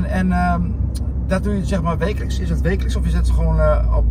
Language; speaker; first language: Dutch; native; Dutch